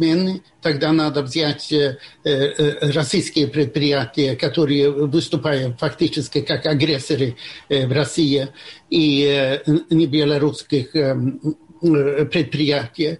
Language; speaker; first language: Russian; non-native, fluent; Swedish